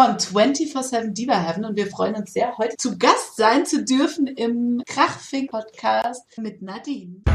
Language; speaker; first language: German; native; German